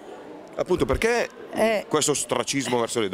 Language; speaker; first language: Italian; native; Italian